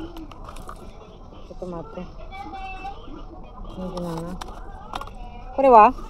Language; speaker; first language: Japanese; non-native, learner; Filipino